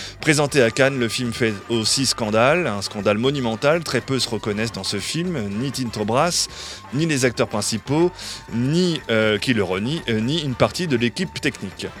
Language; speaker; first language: French; native; French